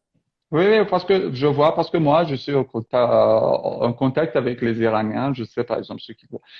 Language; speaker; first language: French; non-native, fluent; Persian